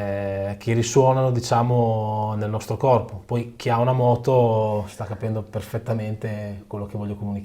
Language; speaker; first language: Italian; native; Italian